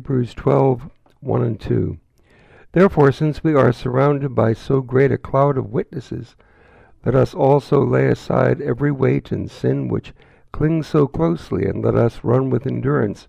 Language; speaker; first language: English; native; English